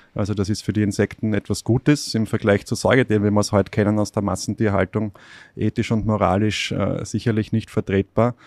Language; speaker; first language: German; native; German